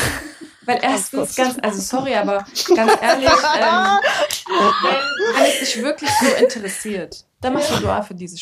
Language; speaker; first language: German; early bilingual, other home language; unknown